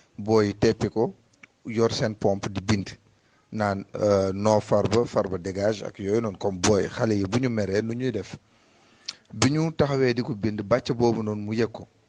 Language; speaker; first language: Wolof; non-native, local second language; Fula